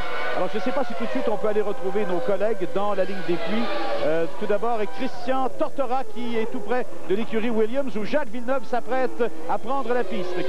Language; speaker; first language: French; native; French